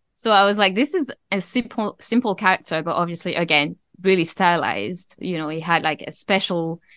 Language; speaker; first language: English; non-native, fluent; French